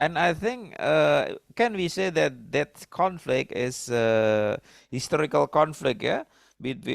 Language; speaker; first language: English; non-native, learner; Indonesian